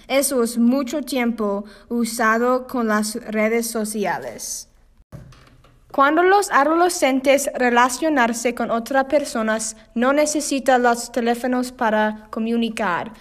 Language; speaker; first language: Spanish; non-native, learner; English